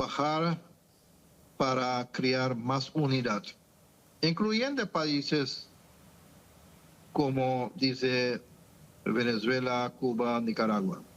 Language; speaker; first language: Spanish; non-native, fluent; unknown